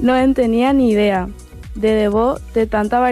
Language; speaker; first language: Catalan; non-native, learner; Spanish